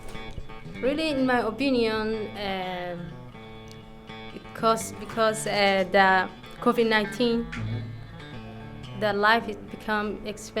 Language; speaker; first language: English; non-native, local second language; Somali